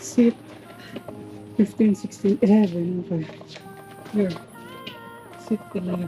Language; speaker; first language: English; non-native, local second language; Filipino